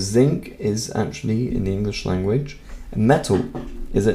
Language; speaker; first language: English; non-native, local second language; Hungarian